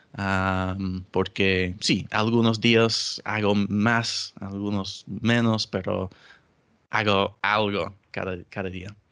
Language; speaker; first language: Spanish; non-native, fluent; English